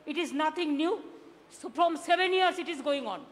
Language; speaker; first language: English; non-native, local second language; Bangla